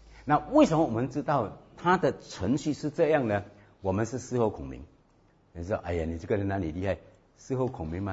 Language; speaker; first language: Chinese; native; Chinese